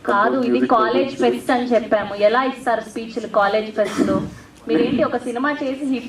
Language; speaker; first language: Telugu; native; Telugu